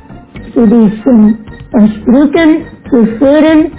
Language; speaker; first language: German; non-native, learner; Indonesian